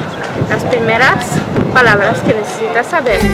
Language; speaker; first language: Spanish; non-native, learner; English